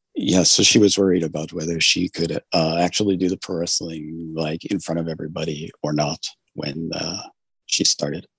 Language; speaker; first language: English; native; English